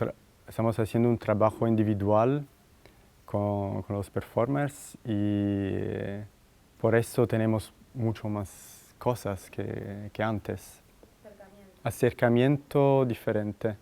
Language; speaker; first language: Spanish; non-native, fluent; Italian